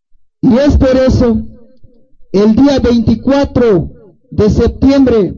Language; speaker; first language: Spanish; non-native, local second language; Tzotzil